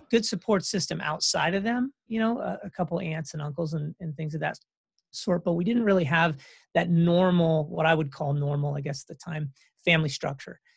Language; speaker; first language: English; native; English